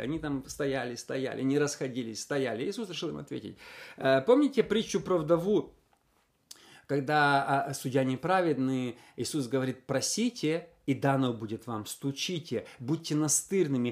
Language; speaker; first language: Russian; native; Russian